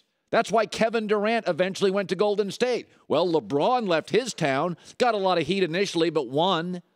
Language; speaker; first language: English; native; English